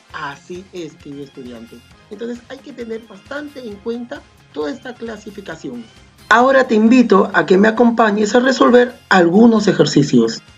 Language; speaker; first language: Spanish; native; Spanish